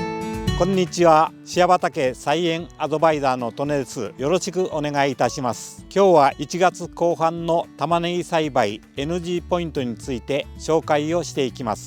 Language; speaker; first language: Japanese; native; Japanese